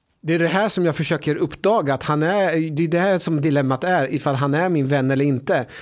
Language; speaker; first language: Swedish; early bilingual, other home language; Persian